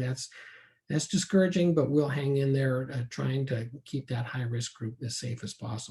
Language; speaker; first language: English; native; English